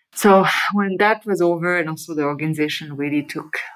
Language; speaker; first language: English; non-native, fluent; French